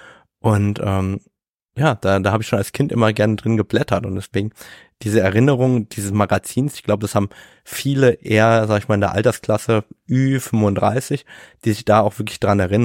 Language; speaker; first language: German; native; German